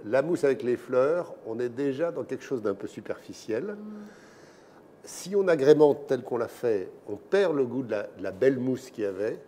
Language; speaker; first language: French; native; French